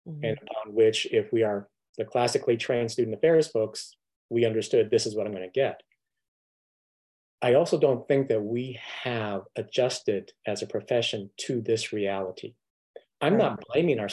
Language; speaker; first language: English; native; English